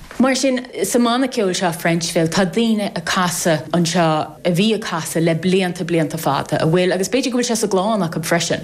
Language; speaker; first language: Irish; native; Irish